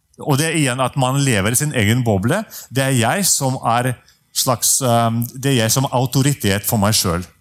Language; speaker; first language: Norwegian; non-native, fluent; Russian